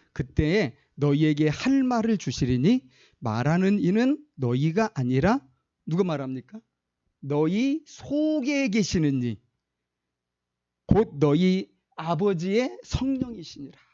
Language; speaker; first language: Korean; native; Korean